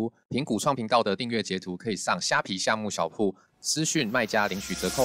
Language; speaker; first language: Chinese; native; Chinese